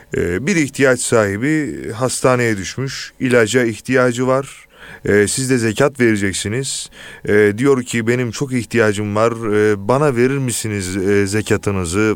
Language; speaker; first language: Turkish; native; Turkish